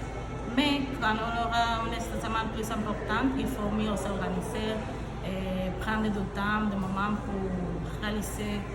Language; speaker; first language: French; non-native, learner; Spanish